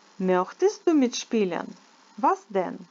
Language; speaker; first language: German; non-native, fluent; Ukrainian